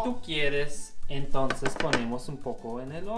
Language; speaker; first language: Spanish; non-native, learner; German